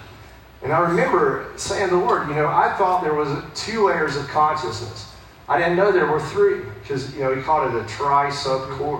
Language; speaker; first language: English; native; English